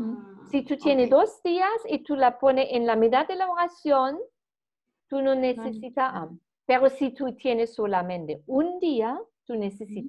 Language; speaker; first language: Spanish; non-native, fluent; German